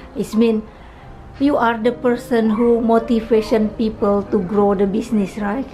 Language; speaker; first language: English; non-native, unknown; Indonesian